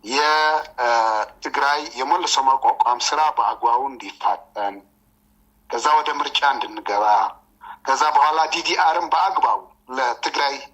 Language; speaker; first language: Amharic; non-native, local second language; Tigrinya